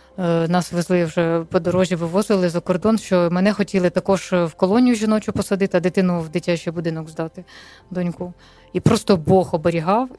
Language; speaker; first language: Ukrainian; non-native, local second language; Russian